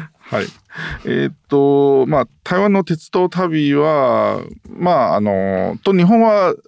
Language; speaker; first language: Japanese; non-native, learner; Chinese